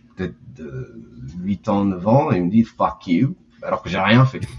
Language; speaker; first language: French; early bilingual, heritage; Japanese